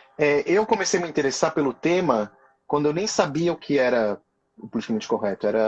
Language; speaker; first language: Portuguese; early bilingual, other home language; Hebrew